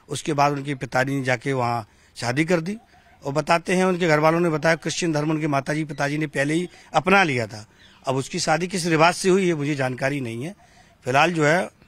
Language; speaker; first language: Hindi; native; Hindi